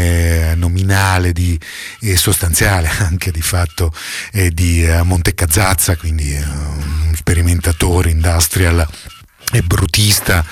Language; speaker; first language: Italian; native; Italian